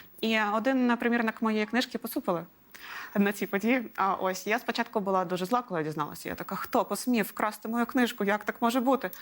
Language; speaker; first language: Ukrainian; non-native, local second language; Russian